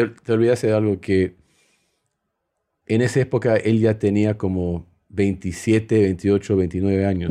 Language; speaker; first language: Spanish; early bilingual, heritage; Spanish